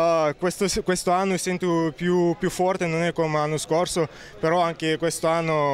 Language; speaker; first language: Italian; non-native, learner; Uzbek